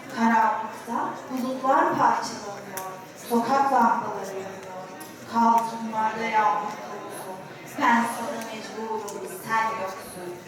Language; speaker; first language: Turkish; non-native, learner; Arabic